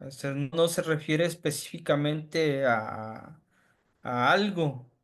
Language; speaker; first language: Spanish; native; Spanish